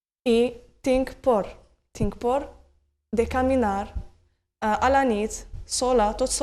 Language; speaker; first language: Catalan; non-native, learner; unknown